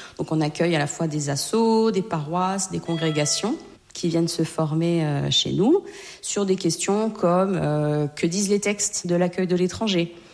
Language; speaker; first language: French; native; French